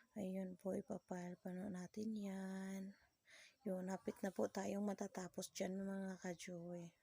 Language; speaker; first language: Filipino; non-native, local second language; Cebuano